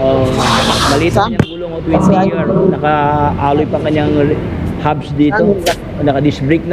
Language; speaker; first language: Filipino; native; Filipino